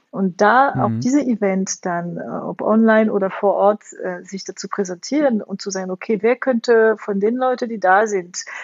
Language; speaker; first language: German; non-native, fluent; French